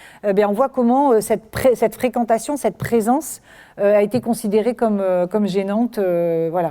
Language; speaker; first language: French; native; French